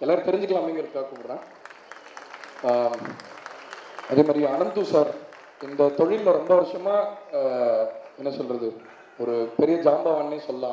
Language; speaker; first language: Tamil; native; Tamil